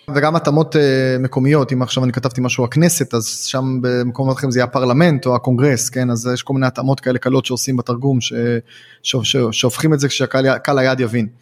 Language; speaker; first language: Hebrew; native; Hebrew